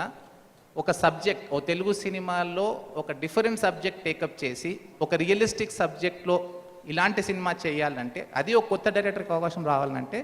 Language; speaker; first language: Telugu; native; Telugu